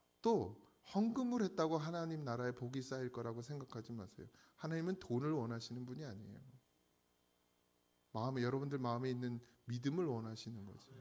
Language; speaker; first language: Korean; native; Korean